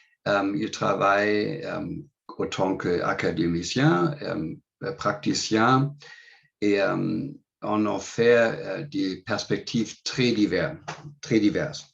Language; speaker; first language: French; non-native, fluent; English